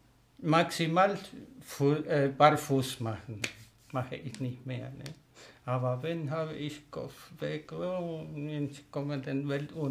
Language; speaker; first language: German; non-native, learner; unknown